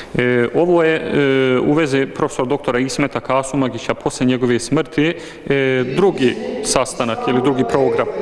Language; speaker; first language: Bosnian; early bilingual, heritage; Bosnian